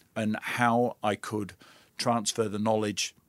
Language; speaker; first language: English; native; English